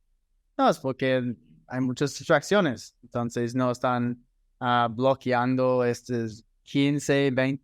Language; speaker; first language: Spanish; non-native, fluent; English